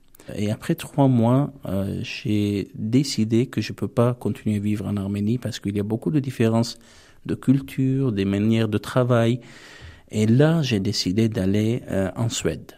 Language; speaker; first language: French; non-native, fluent; Armenian